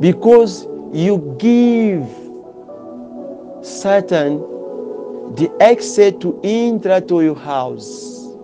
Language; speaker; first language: English; non-native, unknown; Lingala